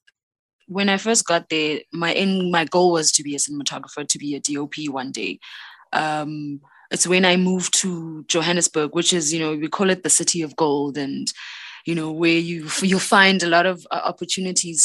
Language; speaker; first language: English; non-native, local second language; Xhosa